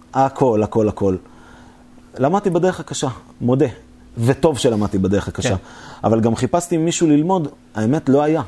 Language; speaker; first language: Hebrew; native; Hebrew